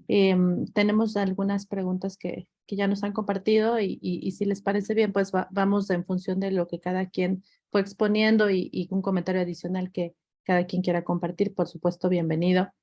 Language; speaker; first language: Spanish; native; Spanish